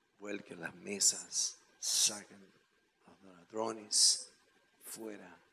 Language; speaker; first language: Spanish; non-native, fluent; English